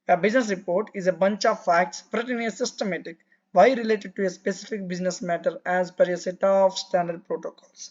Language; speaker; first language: English; non-native, local second language; Telugu